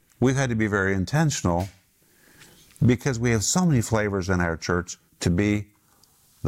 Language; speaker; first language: English; native; English